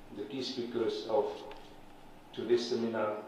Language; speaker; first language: English; non-native, fluent; Indonesian